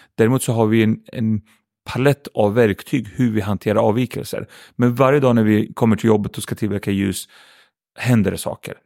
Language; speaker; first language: Swedish; early bilingual, other home language; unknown